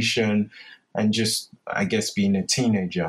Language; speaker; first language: English; non-native, local second language; Yoruba